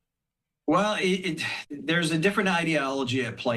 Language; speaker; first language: English; native; English